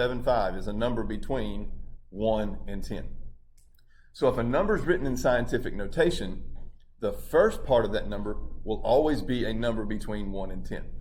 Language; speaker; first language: English; native; English